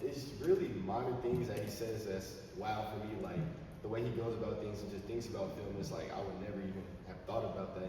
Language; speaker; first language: English; native; English